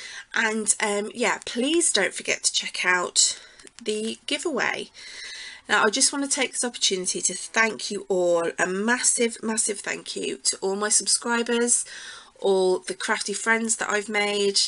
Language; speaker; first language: English; native; English